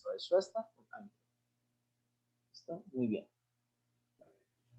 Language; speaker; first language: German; non-native, fluent; Spanish